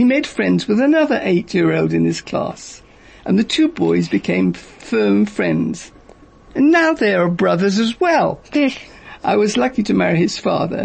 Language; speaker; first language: English; native; English